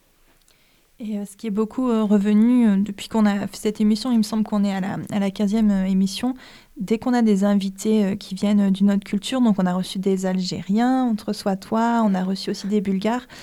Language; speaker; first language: French; native; French